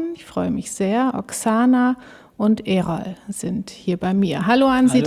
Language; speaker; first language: German; native; German